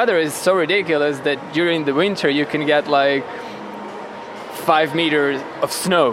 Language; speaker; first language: English; non-native, fluent; Ukrainian